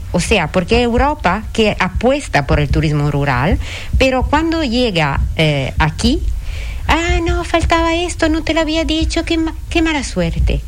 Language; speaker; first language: Spanish; non-native, fluent; Italian